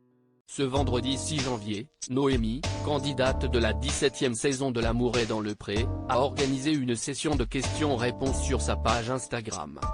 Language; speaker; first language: French; native; French